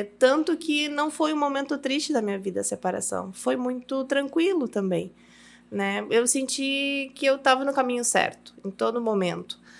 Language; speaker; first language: Portuguese; early bilingual, heritage; Portuguese